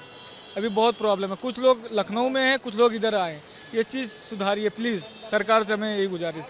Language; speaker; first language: Hindi; native; Hindi